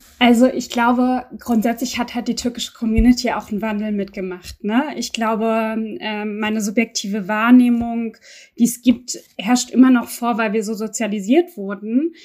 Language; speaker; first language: German; early bilingual, other home language; Turkish